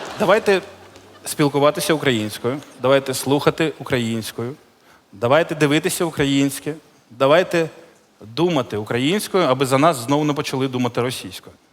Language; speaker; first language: Ukrainian; non-native, local second language; Russian